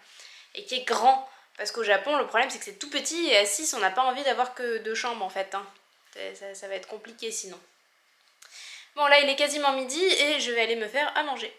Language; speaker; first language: French; native; French